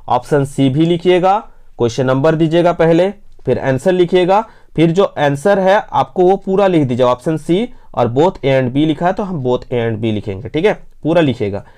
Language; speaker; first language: Hindi; native; Hindi